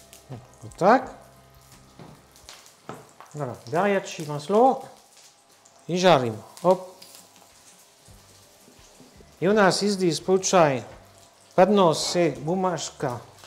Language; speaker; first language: Russian; non-native, learner; French